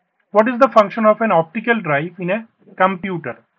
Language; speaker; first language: English; non-native, local second language; Bangla